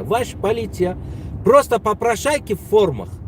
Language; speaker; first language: Russian; non-native, local second language; Tajik